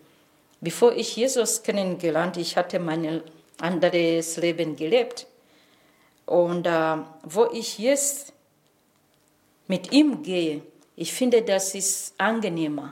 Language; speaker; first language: German; non-native, learner; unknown